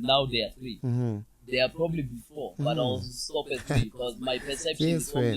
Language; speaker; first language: English; non-native, local second language; Zulu